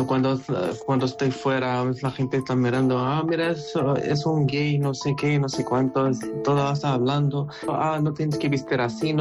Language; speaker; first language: Spanish; non-native, learner; Arabic